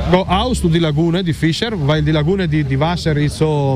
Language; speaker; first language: German; non-native, learner; Italian